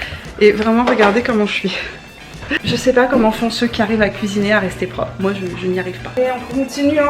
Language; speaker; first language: French; native; French